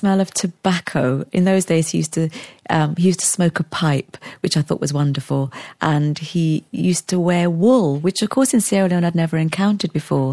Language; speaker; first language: English; native; English